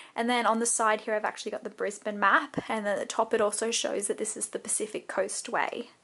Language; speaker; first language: English; native; English